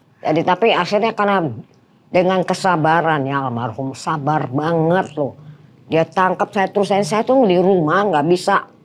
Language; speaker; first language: Indonesian; non-native, fluent; Dutch